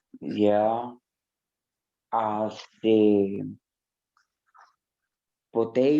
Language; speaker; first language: English; non-native, learner; Spanish